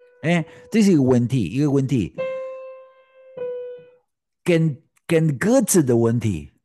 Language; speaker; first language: Chinese; non-native, learner; Spanish